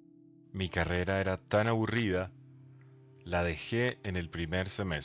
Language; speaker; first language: Spanish; native; Spanish